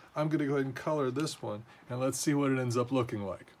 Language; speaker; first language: English; native; English